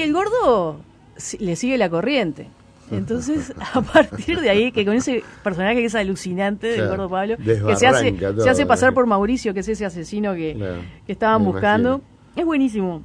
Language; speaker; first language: Spanish; native; Spanish